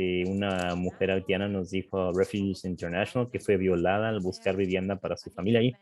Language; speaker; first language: Spanish; non-native, fluent; English